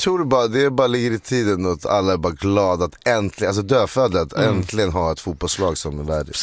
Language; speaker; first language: Swedish; native; Swedish